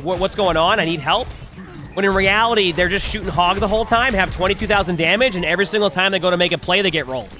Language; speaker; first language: English; native; English